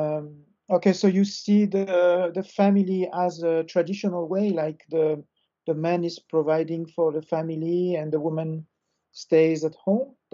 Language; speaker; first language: English; non-native, fluent; French